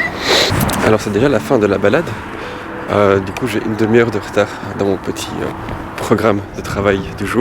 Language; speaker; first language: French; native; French